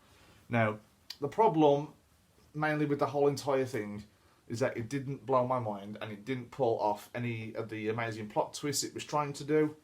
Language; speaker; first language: English; native; English